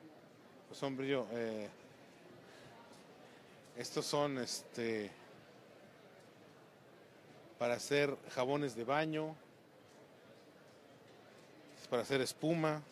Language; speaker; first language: Spanish; native; Spanish